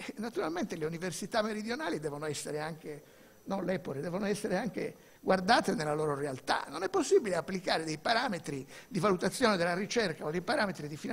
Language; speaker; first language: Italian; native; Italian